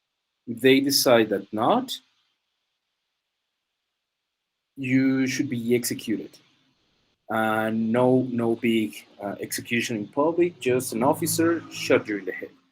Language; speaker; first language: English; non-native, fluent; Spanish